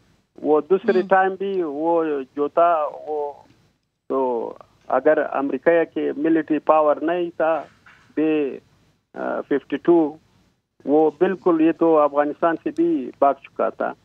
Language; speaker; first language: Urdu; non-native, fluent; Pashto